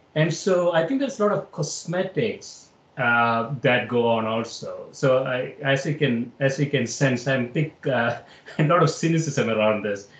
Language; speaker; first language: English; non-native, local second language; Malayalam